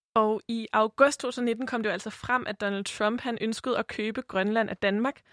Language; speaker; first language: Danish; native; Danish